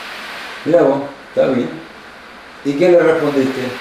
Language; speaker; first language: Spanish; native; Spanish